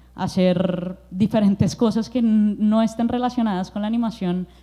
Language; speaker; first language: Spanish; native; Spanish